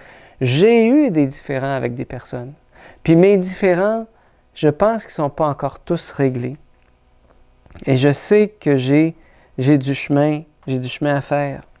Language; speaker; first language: French; native; French